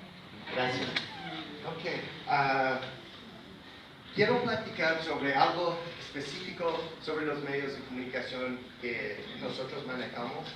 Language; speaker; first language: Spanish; non-native, fluent; English